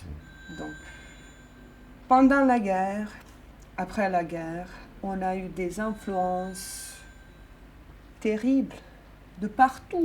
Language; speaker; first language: French; non-native, fluent; Bosnian